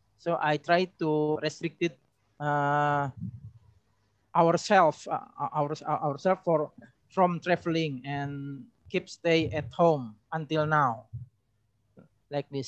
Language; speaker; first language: English; non-native, learner; Indonesian